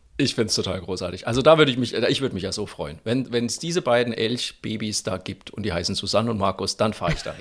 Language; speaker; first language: German; native; German